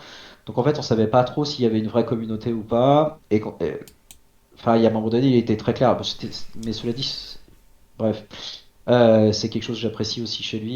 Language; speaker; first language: French; native; French